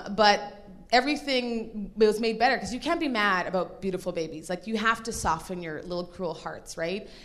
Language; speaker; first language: English; native; English